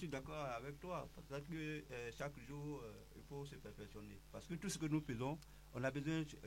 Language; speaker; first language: French; non-native, local second language; Baoulé